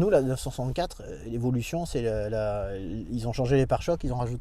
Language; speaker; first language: French; native; French